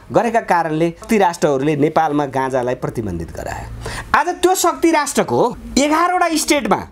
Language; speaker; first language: Nepali; native; Nepali